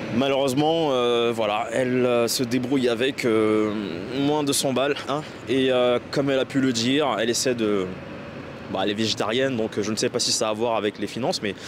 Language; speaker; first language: French; native; French